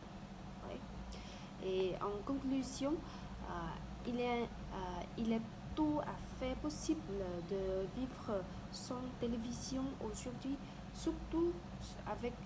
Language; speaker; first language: French; non-native, learner; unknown